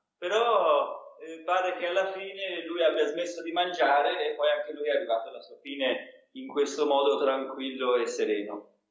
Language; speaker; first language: Italian; early bilingual, heritage; Italian